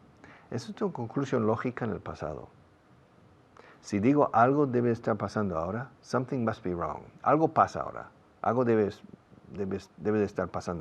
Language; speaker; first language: Spanish; non-native, fluent; English